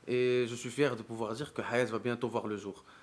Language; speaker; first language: French; non-native, local second language; Arabic